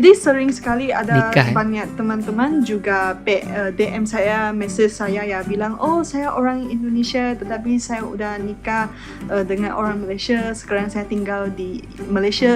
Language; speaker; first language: Indonesian; non-native, fluent; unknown